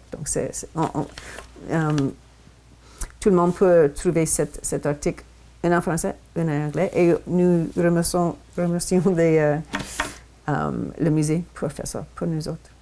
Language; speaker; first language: French; non-native, local second language; English